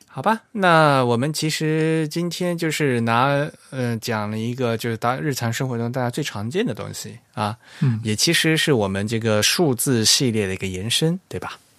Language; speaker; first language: Chinese; native; Chinese